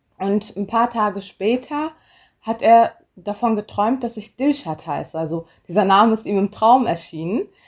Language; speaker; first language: German; early bilingual, other home language; Turkish